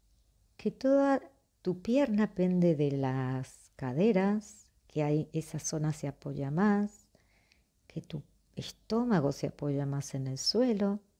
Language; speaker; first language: Spanish; native; Spanish